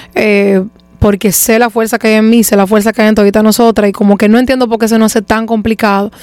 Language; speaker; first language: Spanish; native; Spanish